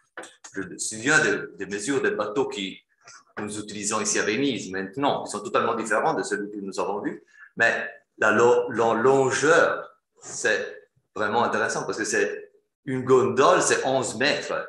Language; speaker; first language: French; non-native, fluent; Italian